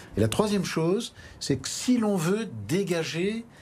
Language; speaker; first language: French; native; French